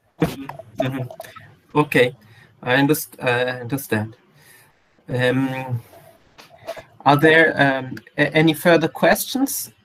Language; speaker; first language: English; non-native, fluent; Portuguese